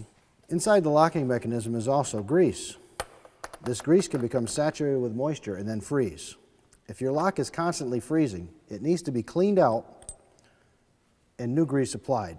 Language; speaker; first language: English; native; English